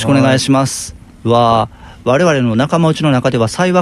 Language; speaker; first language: Japanese; native; Japanese